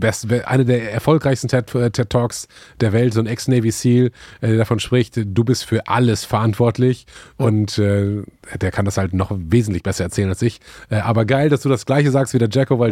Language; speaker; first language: German; native; German